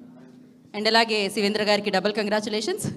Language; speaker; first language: Telugu; native; Telugu